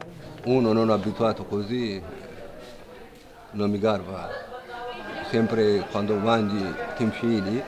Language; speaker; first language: Italian; non-native, learner; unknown